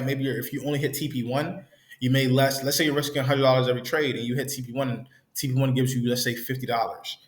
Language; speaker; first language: English; native; English